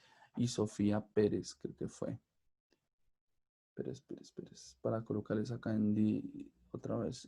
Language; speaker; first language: Spanish; native; Spanish